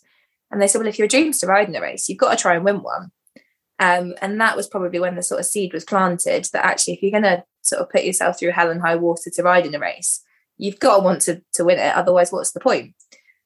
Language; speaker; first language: English; native; English